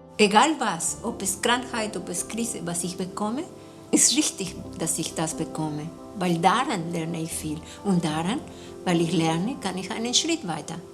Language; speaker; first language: German; non-native, fluent; Spanish